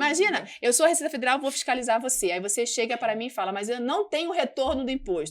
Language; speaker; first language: Portuguese; native; Portuguese